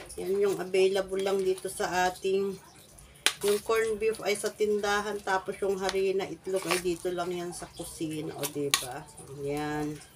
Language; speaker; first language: Filipino; non-native, local second language; Iloko